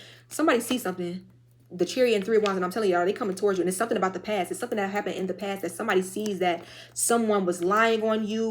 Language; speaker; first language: English; native; English